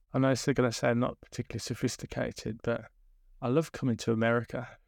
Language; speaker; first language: English; native; English